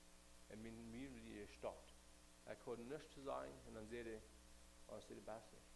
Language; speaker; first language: German; non-native, learner; Plautdietsch